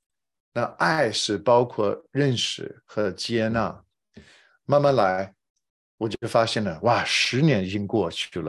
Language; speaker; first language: Chinese; non-native, fluent; English